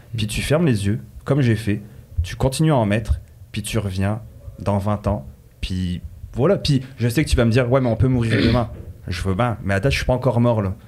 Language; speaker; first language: French; native; French